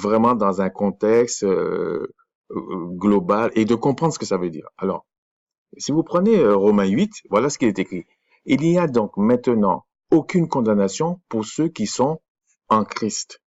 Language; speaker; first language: French; native; French